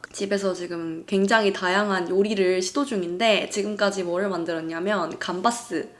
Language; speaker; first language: Korean; native; Korean